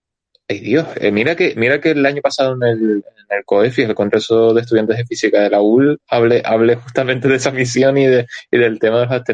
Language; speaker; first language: Spanish; native; Spanish